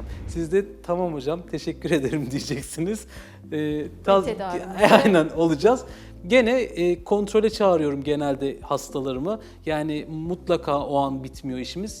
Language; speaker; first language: Turkish; native; Turkish